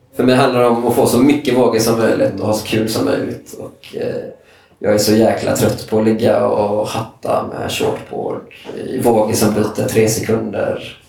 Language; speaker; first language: Swedish; native; Swedish